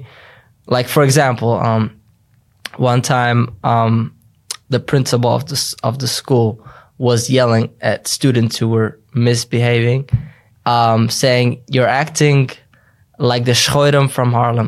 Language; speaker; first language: English; early bilingual, other home language; Yiddish